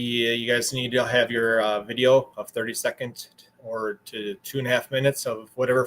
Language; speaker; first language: English; native; English